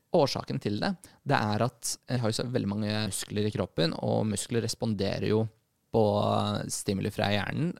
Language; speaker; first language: Norwegian; early bilingual, other home language; Arabic